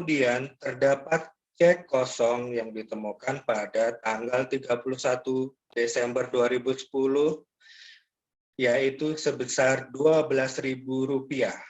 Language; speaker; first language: Indonesian; native; Indonesian